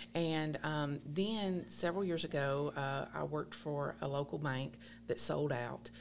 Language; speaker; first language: English; native; English